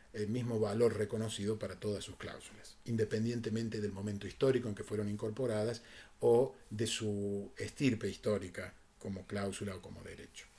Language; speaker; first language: Spanish; native; Spanish